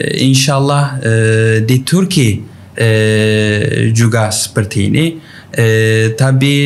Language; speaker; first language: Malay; non-native, learner; Turkish